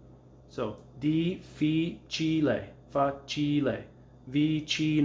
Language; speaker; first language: Italian; non-native, fluent; English